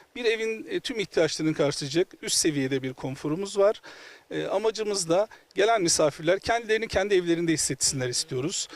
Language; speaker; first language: Turkish; native; Turkish